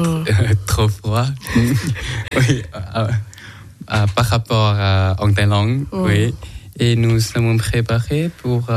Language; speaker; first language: French; non-native, learner; Thai